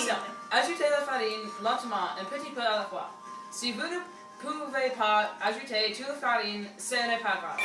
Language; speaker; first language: French; non-native, learner; English